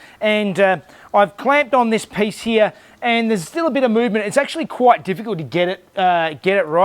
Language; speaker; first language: English; native; English